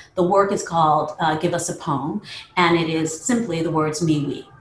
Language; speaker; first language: English; native; English